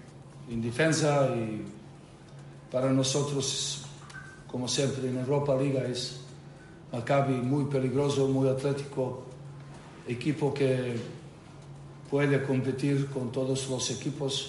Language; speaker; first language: Spanish; non-native, learner; Serbian